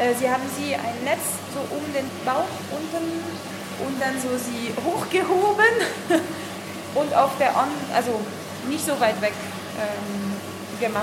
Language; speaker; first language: German; non-native, learner; French